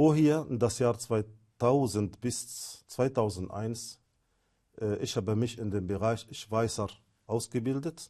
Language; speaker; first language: German; non-native, fluent; Arabic